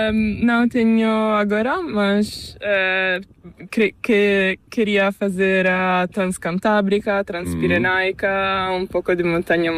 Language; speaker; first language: Spanish; non-native, learner; Italian